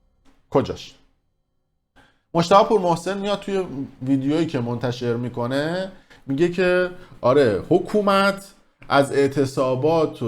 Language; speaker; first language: Persian; native; Persian